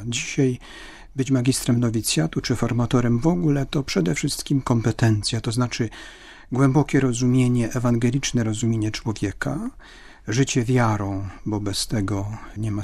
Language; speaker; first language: Polish; native; Polish